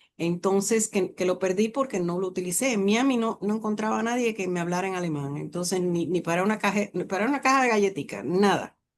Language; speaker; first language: Spanish; native; Spanish